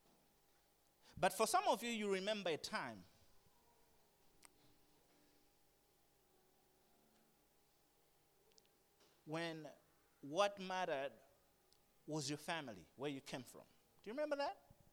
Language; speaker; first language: English; non-native, local second language; Nyanja